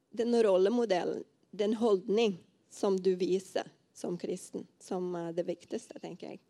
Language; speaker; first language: Norwegian; non-native, fluent; Portuguese